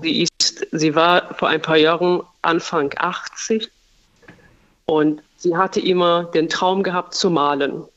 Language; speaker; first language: German; non-native, fluent; Persian